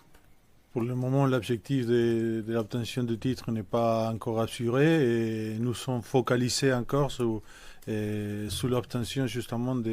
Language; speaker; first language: French; non-native, fluent; Spanish